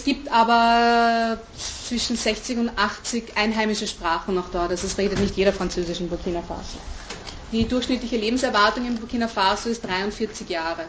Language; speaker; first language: German; native; German